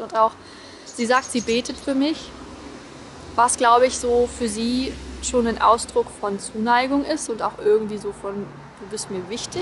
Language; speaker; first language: German; native; German